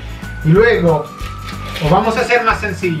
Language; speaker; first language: Spanish; non-native, fluent; Italian